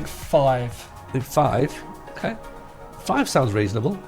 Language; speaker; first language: English; native; English